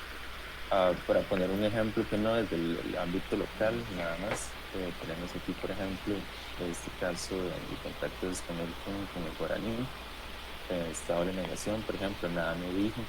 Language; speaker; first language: Spanish; native; Spanish